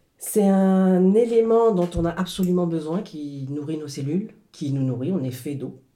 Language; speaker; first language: French; early bilingual, other home language; Arabic